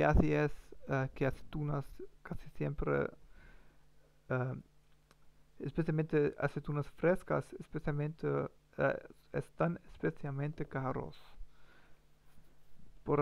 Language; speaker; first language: Spanish; non-native, learner; German